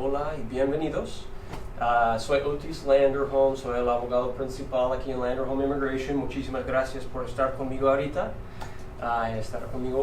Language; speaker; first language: Spanish; non-native, fluent; English